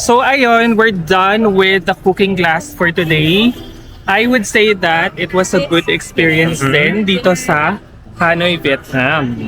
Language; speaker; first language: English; non-native, local second language; Filipino